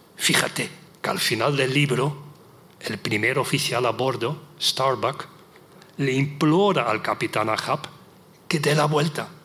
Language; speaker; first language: Spanish; non-native, fluent; Dutch